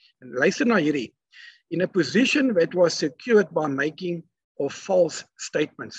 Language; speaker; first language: English; non-native, local second language; Afrikaans